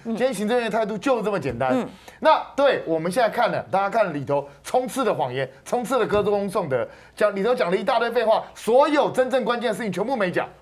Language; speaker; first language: Chinese; native; Chinese